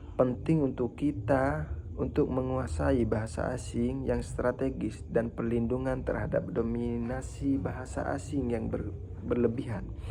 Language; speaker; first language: Indonesian; non-native, local second language; Madurese